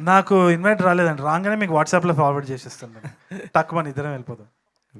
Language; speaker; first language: Telugu; native; Telugu